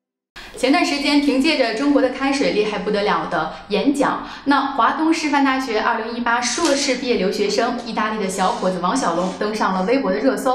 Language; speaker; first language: Chinese; native; Chinese